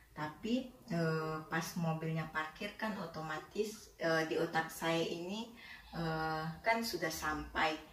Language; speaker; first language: Indonesian; native; Indonesian